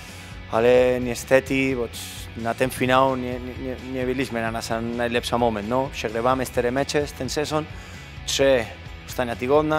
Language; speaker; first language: Polish; non-native, learner; Spanish